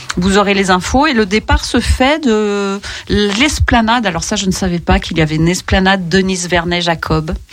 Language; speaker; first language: French; native; French